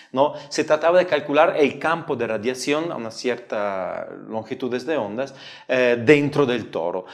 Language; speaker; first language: Spanish; non-native, fluent; Italian